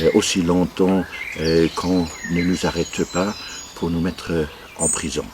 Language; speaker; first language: French; non-native, local second language; Luxembourgish